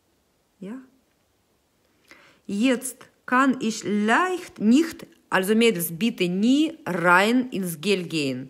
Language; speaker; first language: German; non-native, fluent; Russian